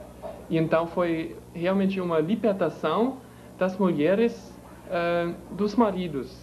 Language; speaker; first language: Portuguese; non-native, fluent; German